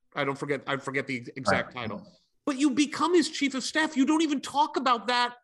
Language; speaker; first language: English; native; English